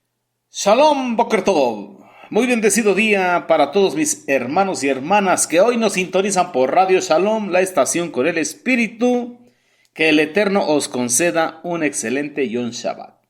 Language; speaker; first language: Spanish; native; Spanish